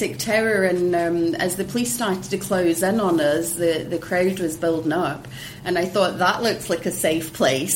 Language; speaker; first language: English; native; English